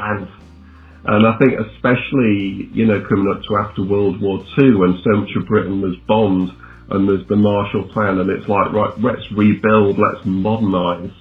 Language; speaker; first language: English; native; English